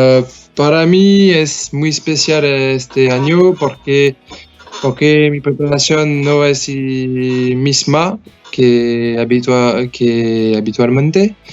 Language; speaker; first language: Spanish; non-native, learner; French